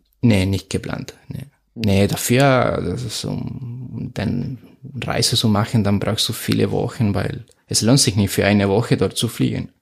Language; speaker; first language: German; non-native, fluent; Spanish